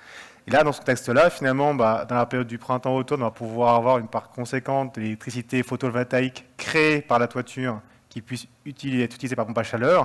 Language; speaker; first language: French; native; French